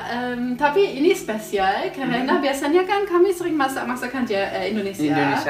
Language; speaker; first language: Indonesian; non-native, fluent; German